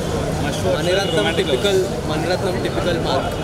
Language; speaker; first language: Telugu; native; Telugu